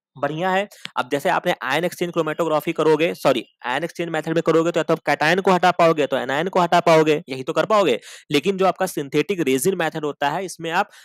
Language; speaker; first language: Hindi; native; Hindi